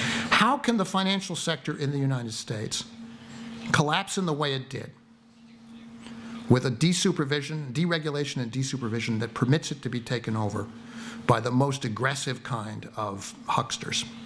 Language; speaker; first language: English; native; English